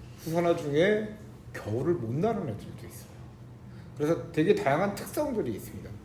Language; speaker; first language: Korean; native; Korean